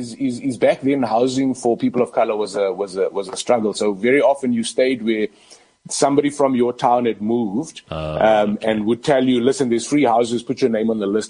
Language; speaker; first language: English; native; English